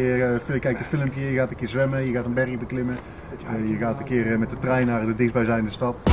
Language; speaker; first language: Dutch; native; Dutch